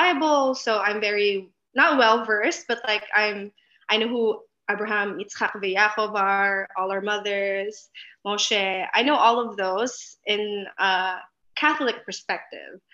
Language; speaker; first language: English; non-native, local second language; Filipino